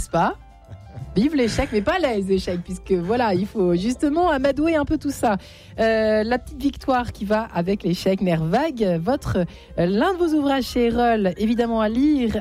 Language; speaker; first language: French; native; French